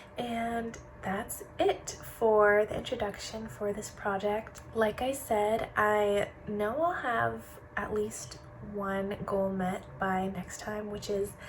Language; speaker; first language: English; native; English